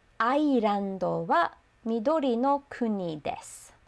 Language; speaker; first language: Japanese; non-native, fluent; English